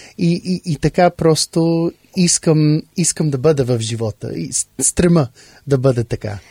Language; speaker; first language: Bulgarian; early bilingual, heritage; English